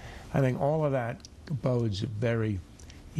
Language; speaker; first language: English; native; English